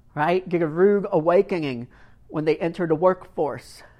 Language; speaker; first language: English; native; English